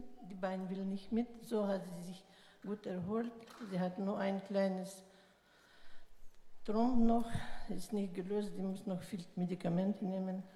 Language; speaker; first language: German; non-native, learner; Russian